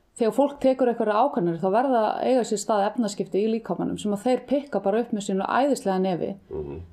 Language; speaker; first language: Icelandic; native; Icelandic